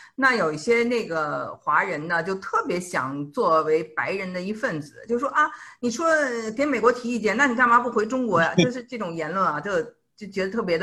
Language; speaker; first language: Chinese; native; Chinese